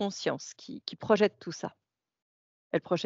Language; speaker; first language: French; native; French